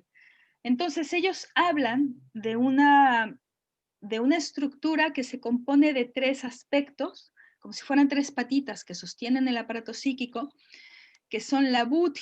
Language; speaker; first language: Spanish; native; Spanish